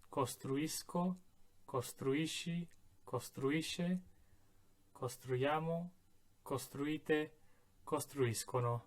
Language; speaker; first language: Italian; non-native, fluent; English